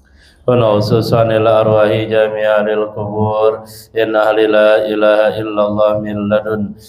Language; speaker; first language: Arabic; non-native, fluent; Indonesian